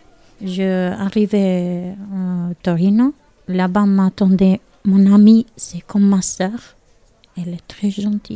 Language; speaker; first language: French; non-native, learner; Albanian